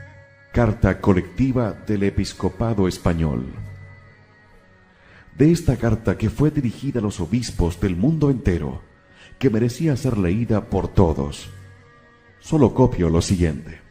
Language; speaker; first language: Spanish; native; Spanish